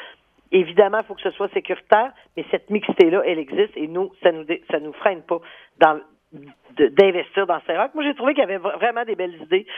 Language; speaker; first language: French; native; French